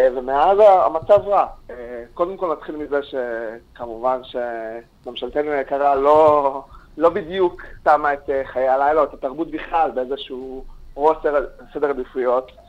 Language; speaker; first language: Hebrew; native; Hebrew